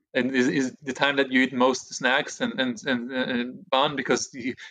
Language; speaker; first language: English; early bilingual, other home language; Hebrew